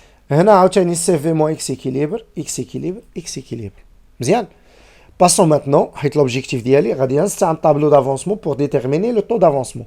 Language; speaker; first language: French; non-native, local second language; Arabic